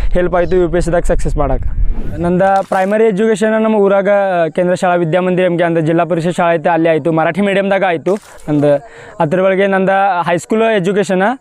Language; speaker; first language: Kannada; non-native, local second language; Marathi